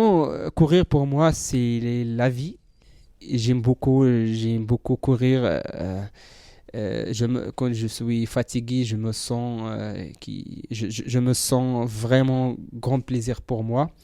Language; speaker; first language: French; non-native, learner; Central Atlas Tamazight